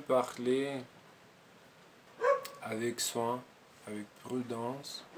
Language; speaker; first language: French; non-native, learner; Spanish